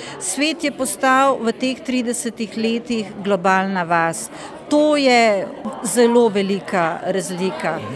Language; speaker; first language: Slovenian; native; Slovenian